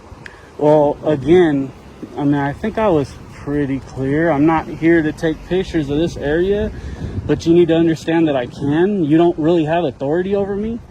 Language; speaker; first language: English; native; English